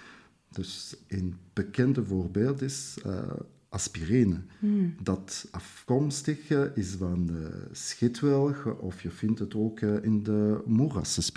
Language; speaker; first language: Dutch; non-native, local second language; French